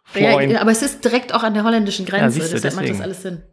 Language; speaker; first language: German; early bilingual, other home language; Kinyarwanda